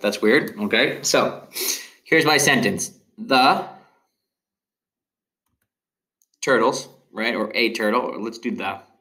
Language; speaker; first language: English; early bilingual, other home language; Spanish